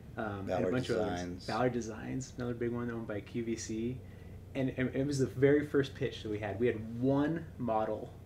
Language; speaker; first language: English; native; English